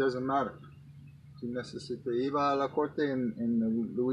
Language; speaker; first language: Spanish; non-native, learner; English